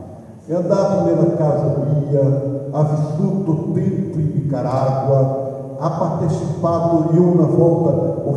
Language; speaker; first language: Italian; non-native, fluent; Portuguese